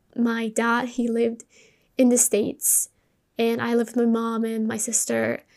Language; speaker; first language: English; early bilingual, other home language; Spanish